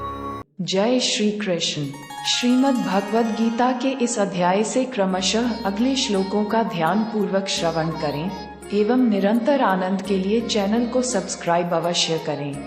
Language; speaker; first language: Hindi; native; Hindi